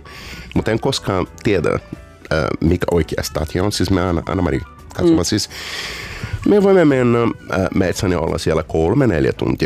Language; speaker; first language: Finnish; non-native, learner; Portuguese